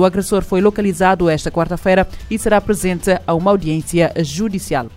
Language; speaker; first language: Portuguese; non-native, local second language; Kabuverdianu